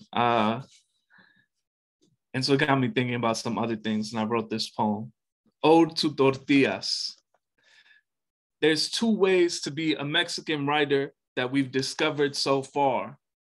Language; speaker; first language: English; early bilingual, other home language; Spanish